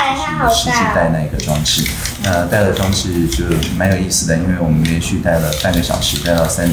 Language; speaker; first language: Chinese; native; Chinese